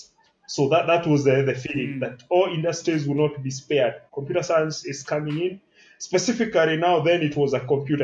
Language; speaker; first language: English; non-native, local second language; Kikuyu